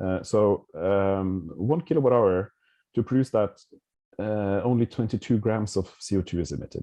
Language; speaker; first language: English; non-native, fluent; Norwegian